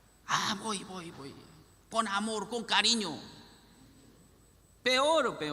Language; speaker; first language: Spanish; non-native, learner; Korean